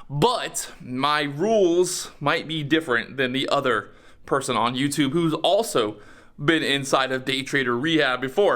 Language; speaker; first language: English; native; English